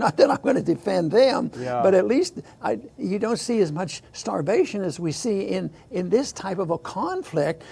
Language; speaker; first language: English; native; English